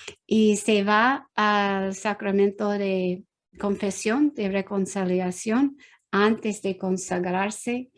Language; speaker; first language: Spanish; non-native, learner; English